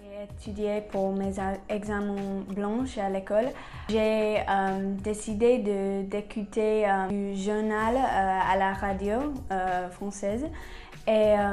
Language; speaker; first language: French; non-native, learner; English